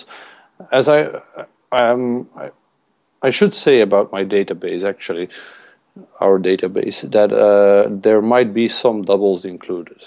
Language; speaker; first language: English; non-native, fluent; Dutch